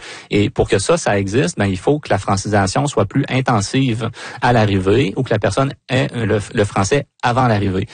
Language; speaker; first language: French; native; French